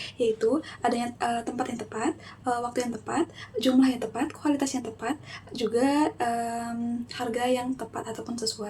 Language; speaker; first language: Indonesian; native; Indonesian